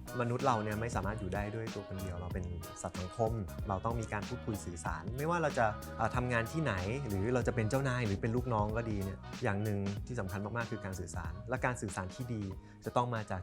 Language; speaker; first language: Thai; native; Thai